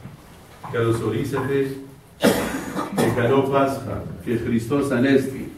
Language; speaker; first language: Greek; non-native, fluent; Arabic